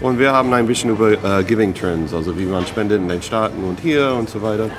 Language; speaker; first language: German; non-native, fluent; English